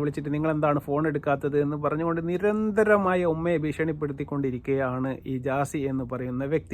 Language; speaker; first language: Malayalam; native; Malayalam